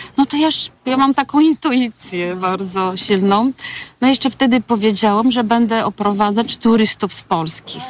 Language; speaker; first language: Polish; non-native, fluent; Bulgarian